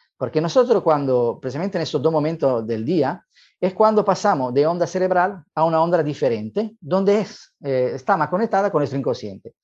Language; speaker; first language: Spanish; non-native, fluent; Italian